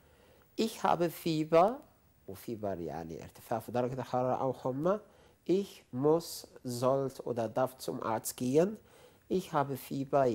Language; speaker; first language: German; non-native, fluent; Arabic